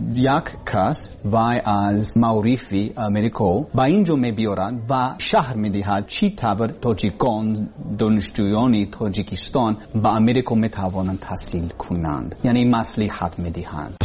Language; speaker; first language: Persian; non-native, learner; English